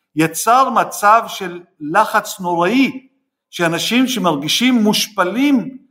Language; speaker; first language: Hebrew; native; Hebrew